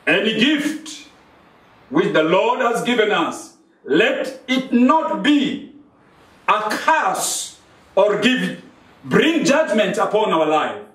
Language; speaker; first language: English; non-native, local second language; Swahili